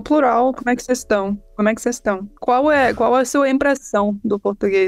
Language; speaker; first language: Portuguese; non-native, fluent; English